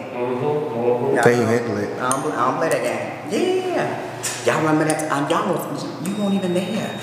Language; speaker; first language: English; native; English